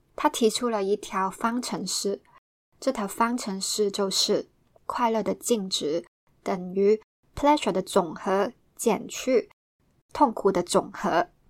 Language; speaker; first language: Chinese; non-native, local second language; Cantonese